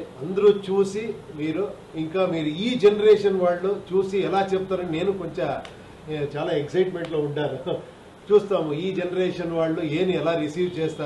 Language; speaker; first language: Telugu; non-native, fluent; Kannada